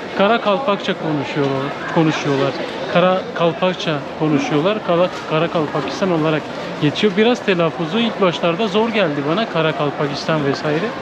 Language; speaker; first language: Turkish; native; Turkish